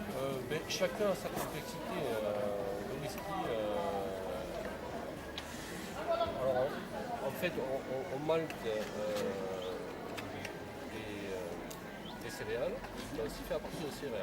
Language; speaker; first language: French; native; French